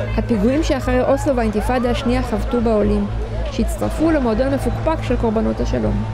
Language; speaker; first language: Hebrew; early bilingual, other home language; Russian